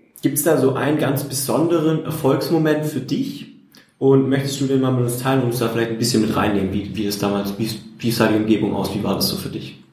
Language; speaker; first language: German; native; German